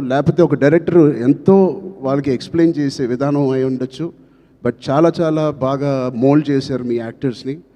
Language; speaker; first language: Telugu; native; Telugu